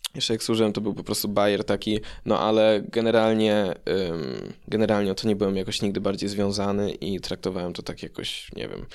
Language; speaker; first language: Polish; early bilingual, heritage; Polish